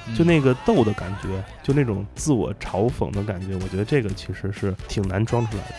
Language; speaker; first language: Chinese; native; Chinese